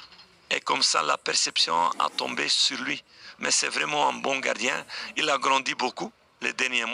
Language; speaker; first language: French; non-native, fluent; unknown